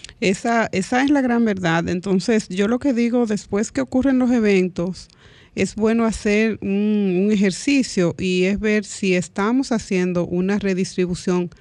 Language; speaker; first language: Spanish; native; Spanish